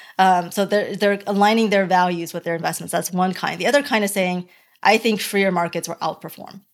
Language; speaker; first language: English; early bilingual, other home language; Chinese